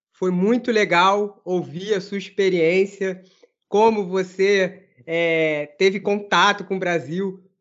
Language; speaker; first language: Portuguese; native; Portuguese